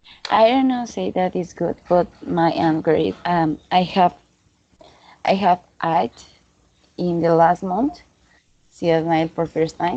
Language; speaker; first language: English; non-native, learner; Spanish